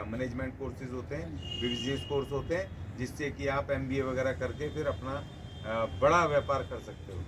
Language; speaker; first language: Hindi; native; Hindi